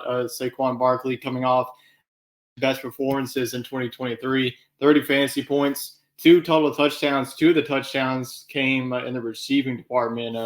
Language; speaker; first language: English; native; English